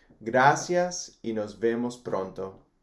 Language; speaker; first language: Spanish; non-native, fluent; English